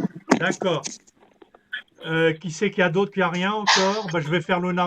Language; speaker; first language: French; native; French